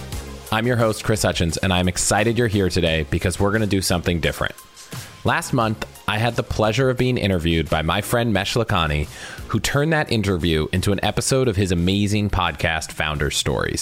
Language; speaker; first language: English; native; English